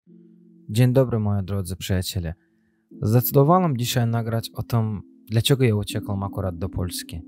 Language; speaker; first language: Polish; non-native, learner; Azerbaijani